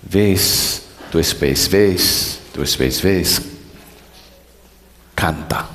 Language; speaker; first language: Spanish; non-native, learner; English